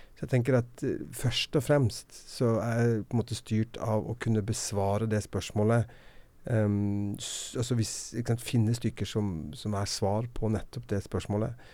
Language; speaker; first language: Norwegian; native; Norwegian